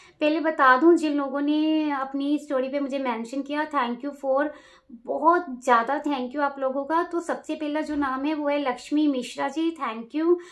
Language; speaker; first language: Hindi; native; Hindi